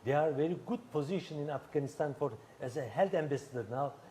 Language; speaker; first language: English; non-native, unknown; Turkish